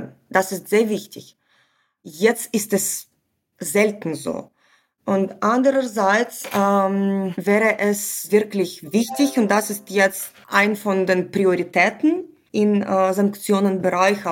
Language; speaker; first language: German; non-native, fluent; Ukrainian